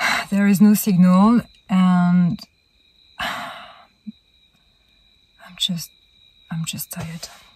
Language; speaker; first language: English; non-native, fluent; French